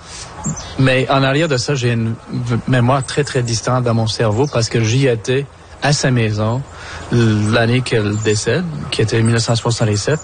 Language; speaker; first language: French; native; French